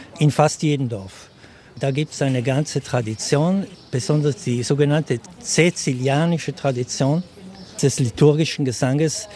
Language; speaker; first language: German; non-native, local second language; Ladin